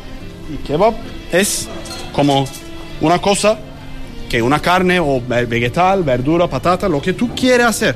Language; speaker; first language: Spanish; non-native, learner; Turkish